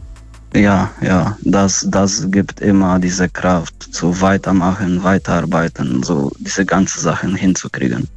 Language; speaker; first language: German; non-native, learner; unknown